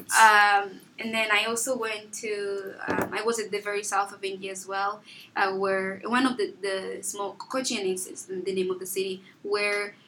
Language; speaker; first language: English; non-native, fluent; Portuguese